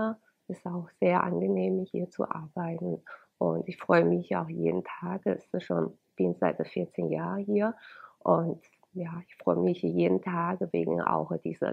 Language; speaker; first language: German; non-native, fluent; Chinese